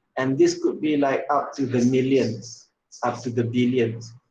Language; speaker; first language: English; non-native, local second language; Malay